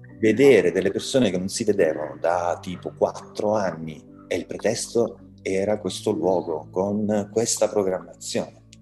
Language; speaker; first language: Italian; early bilingual, heritage; Italian